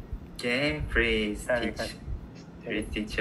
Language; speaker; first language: English; non-native, learner; Japanese